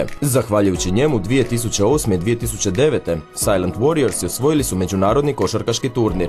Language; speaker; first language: Croatian; native; Croatian